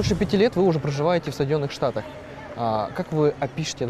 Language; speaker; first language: Russian; native; Russian